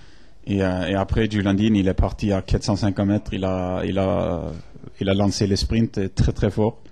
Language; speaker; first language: French; non-native, fluent; Norwegian